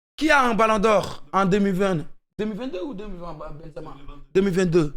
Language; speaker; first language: French; non-native, local second language; Wolof